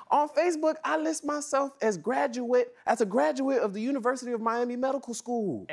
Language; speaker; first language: English; native; English